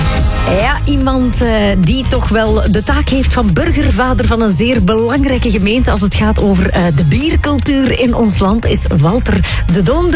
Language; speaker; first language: Dutch; native; Dutch